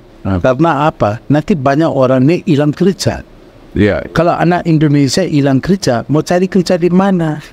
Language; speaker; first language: Indonesian; non-native, fluent; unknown